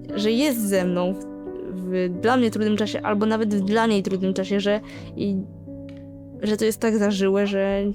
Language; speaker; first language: Polish; early bilingual, other home language; Vietnamese